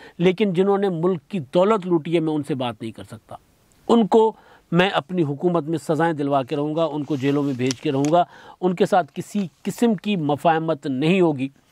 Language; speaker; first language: Urdu; non-native, local second language; Sindhi